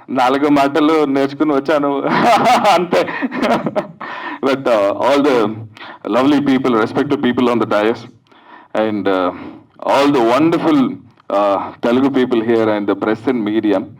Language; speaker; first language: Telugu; non-native, learner; Kannada